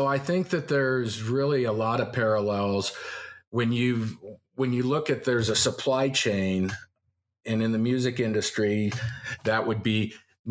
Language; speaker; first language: English; native; English